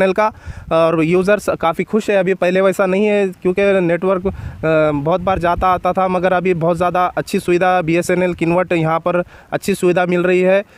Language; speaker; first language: Hindi; non-native, local second language; Marathi